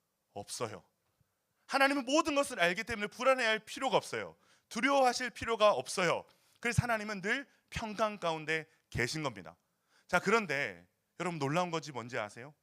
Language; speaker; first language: Korean; native; Korean